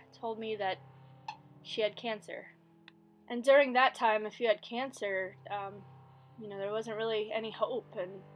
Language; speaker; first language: English; native; English